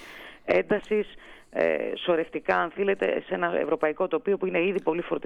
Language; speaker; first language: Greek; native; Greek